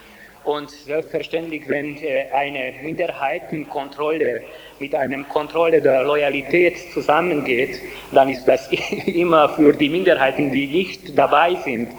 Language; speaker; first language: German; non-native, fluent; Hungarian